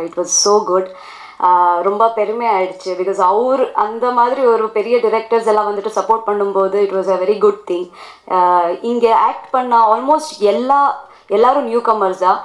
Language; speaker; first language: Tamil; non-native, learner; Kannada